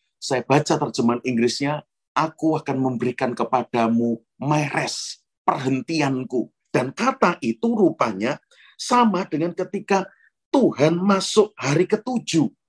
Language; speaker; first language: Indonesian; native; Indonesian